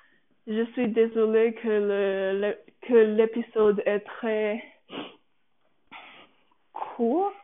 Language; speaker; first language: French; non-native, learner; English